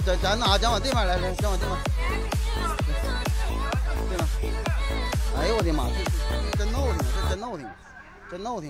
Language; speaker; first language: Chinese; native; Chinese